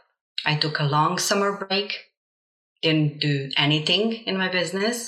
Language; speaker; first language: English; non-native, fluent; Slovenian